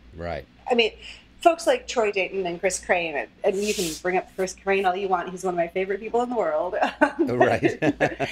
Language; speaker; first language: English; native; English